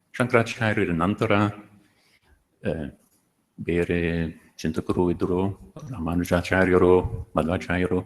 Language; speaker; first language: Kannada; non-native, fluent; Dutch